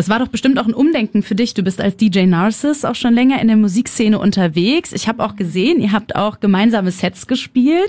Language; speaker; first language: German; native; German